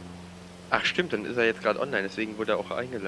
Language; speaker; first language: German; native; German